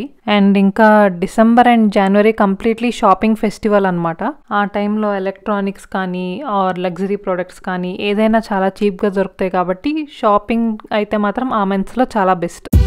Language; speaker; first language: Telugu; native; Telugu